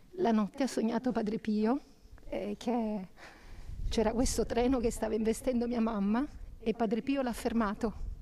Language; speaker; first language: Italian; native; Italian